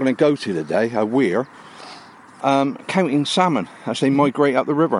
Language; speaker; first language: English; native; English